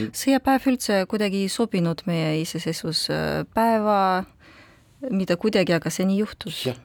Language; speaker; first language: Estonian; non-native, local second language; Russian